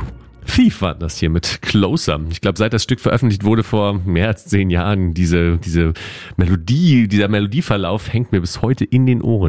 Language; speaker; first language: German; native; German